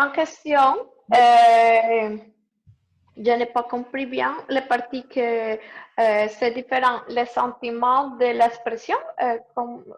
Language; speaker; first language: French; non-native, learner; Spanish